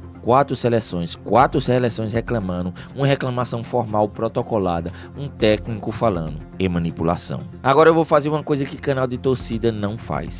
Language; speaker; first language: Portuguese; native; Portuguese